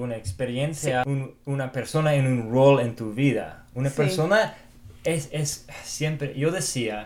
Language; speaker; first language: Spanish; non-native, fluent; English